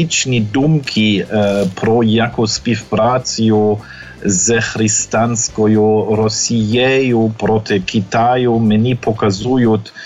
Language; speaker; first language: Ukrainian; non-native, fluent; German